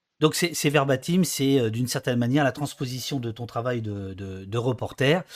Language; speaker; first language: French; native; French